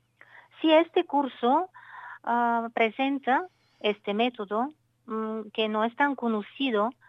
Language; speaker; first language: Spanish; non-native, learner; Bulgarian